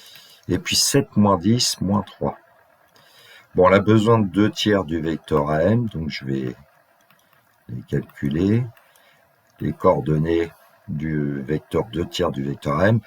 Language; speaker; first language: French; native; French